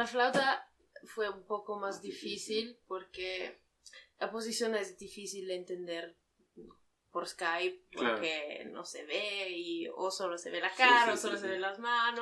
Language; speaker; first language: Spanish; non-native, fluent; Italian